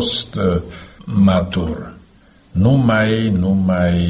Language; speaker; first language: Romanian; non-native, learner; Slovak